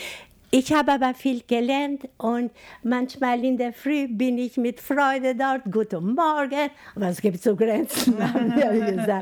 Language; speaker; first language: German; non-native, fluent; Albanian